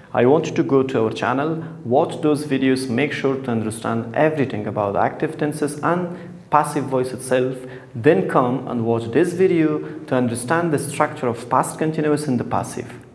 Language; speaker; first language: English; non-native, fluent; Persian